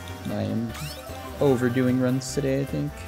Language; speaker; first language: English; native; English